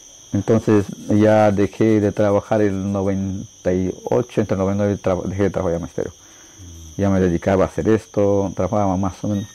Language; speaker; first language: Spanish; non-native, local second language; Shipibo-Conibo